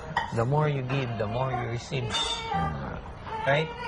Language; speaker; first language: English; non-native, learner; Filipino